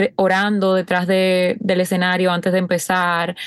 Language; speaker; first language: Spanish; native; Spanish